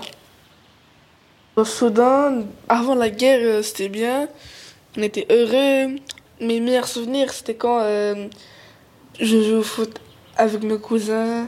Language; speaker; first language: French; early bilingual, other home language; Arabic